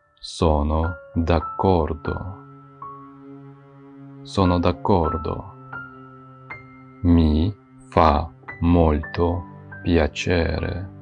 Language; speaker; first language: Italian; non-native, fluent; Ukrainian